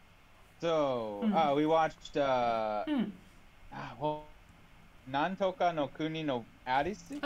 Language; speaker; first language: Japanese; non-native, learner; English